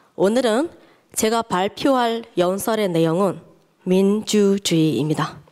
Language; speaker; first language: Korean; non-native, fluent; Burmese